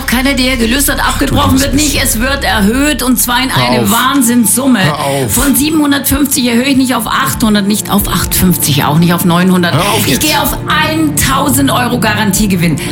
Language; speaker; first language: German; native; German